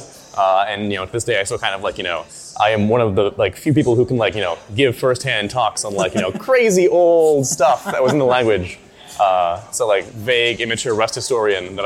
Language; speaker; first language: English; native; English